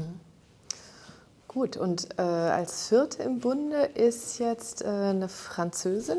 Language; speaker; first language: German; native; German